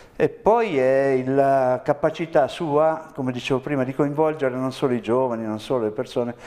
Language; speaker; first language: Italian; native; Italian